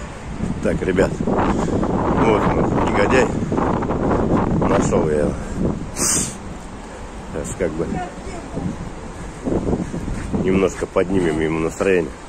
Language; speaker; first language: Russian; native; Russian